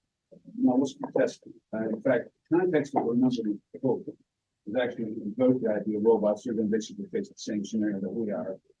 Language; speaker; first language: English; native; English